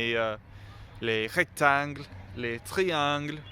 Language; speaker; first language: French; non-native, learner; English